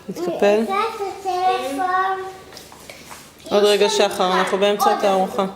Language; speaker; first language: Hebrew; native; Hebrew